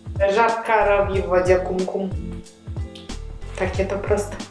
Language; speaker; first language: Polish; non-native, learner; Georgian